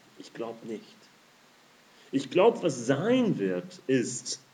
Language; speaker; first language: German; non-native, fluent; English